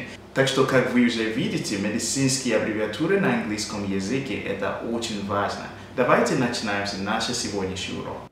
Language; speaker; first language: Russian; non-native, fluent; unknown